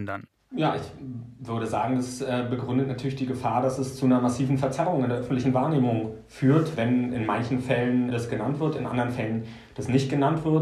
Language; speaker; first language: German; native; German